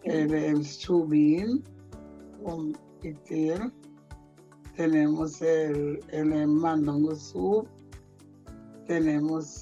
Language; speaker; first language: Spanish; non-native, local second language; Jamaican Creole English